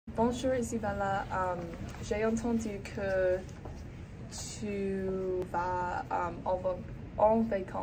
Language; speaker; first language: French; non-native, learner; English